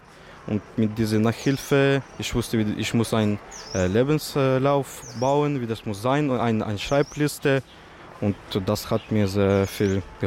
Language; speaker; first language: German; non-native, fluent; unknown